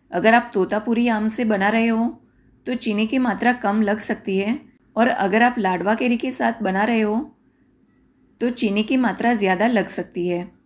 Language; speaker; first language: Hindi; non-native, local second language; Gujarati